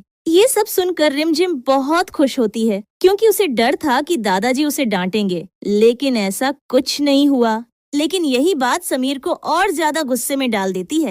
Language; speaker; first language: Hindi; native; Hindi